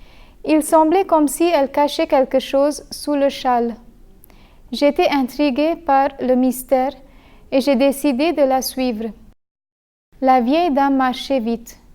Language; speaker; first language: French; non-native, fluent; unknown